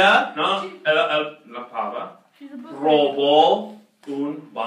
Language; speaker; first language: Spanish; non-native, fluent; English